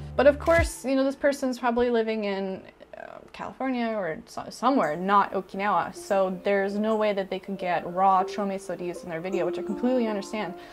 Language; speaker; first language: English; native; English